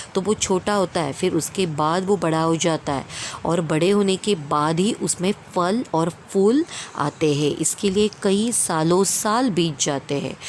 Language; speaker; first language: Hindi; non-native, local second language; Marathi